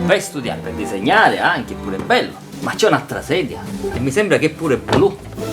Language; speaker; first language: Italian; native; Italian